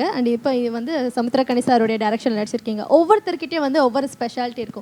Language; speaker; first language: Tamil; native; Tamil